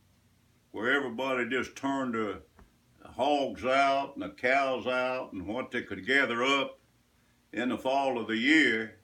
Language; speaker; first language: English; native; English